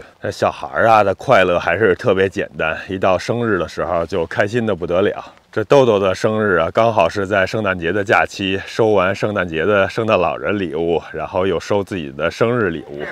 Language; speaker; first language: Chinese; native; Chinese